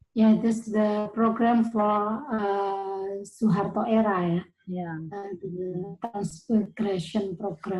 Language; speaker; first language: English; non-native, learner; Indonesian